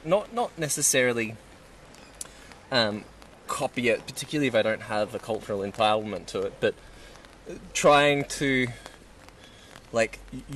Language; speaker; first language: English; native; English